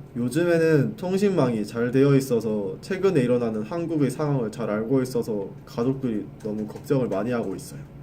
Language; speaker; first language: Korean; non-native, fluent; Thai